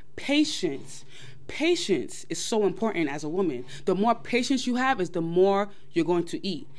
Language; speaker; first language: English; early bilingual, other home language; Yoruba